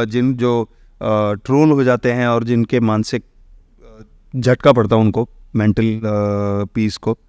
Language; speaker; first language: Hindi; native; Hindi